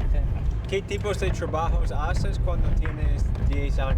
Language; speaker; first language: Spanish; non-native, learner; English